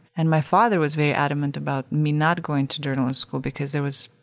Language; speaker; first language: English; non-native, fluent; Russian